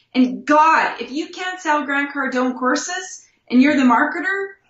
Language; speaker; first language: English; native; English